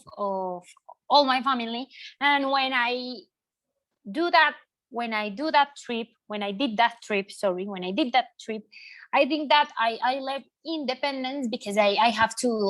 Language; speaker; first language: English; non-native, learner; Spanish